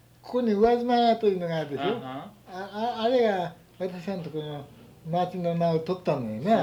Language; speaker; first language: Japanese; native; Japanese